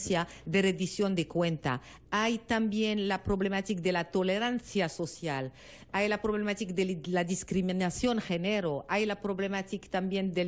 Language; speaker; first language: Spanish; non-native, learner; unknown